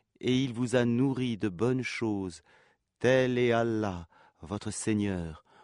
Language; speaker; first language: French; native; French